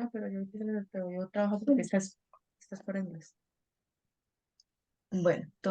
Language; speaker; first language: Spanish; native; Spanish